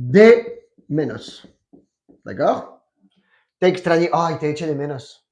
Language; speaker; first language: Spanish; non-native, fluent; French